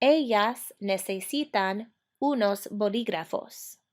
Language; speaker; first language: Spanish; non-native, fluent; English